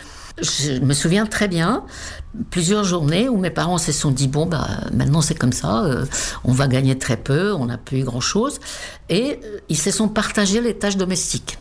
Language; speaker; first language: French; non-native, fluent; Czech